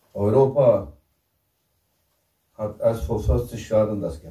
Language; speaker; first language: German; non-native, fluent; Turkish